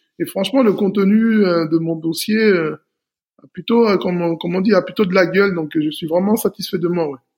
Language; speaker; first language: French; native; French